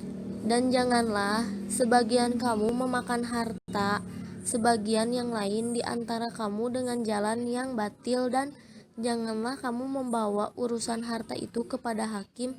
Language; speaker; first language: Indonesian; native; Indonesian